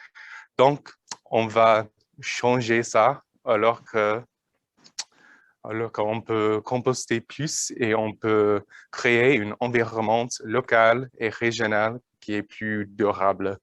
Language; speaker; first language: French; non-native, learner; English